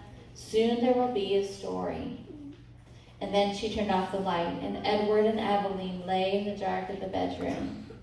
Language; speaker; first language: English; native; English